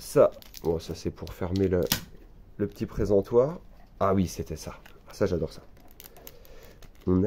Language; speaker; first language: French; native; French